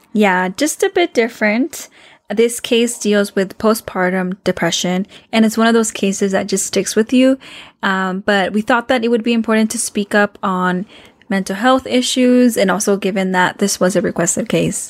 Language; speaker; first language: English; early bilingual, other home language; Spanish